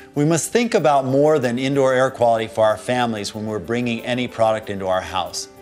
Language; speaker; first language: English; native; English